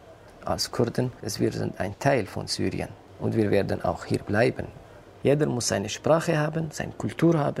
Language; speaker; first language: German; non-native, fluent; Kurdish